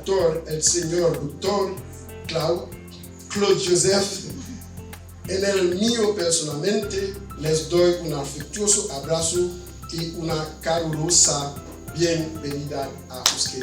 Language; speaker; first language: Spanish; non-native, fluent; Haitian Creole